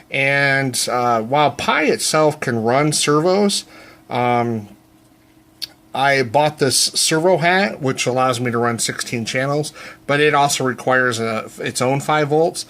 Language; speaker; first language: English; native; English